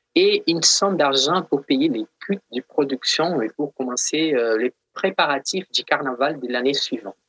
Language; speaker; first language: French; non-native, fluent; Portuguese